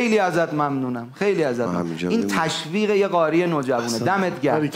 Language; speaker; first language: Persian; native; Persian